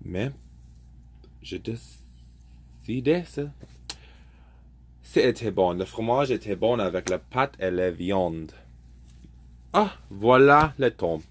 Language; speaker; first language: French; non-native, learner; English